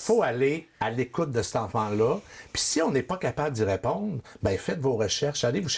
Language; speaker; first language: French; native; French